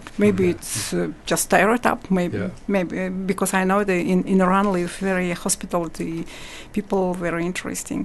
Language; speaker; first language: English; non-native, learner; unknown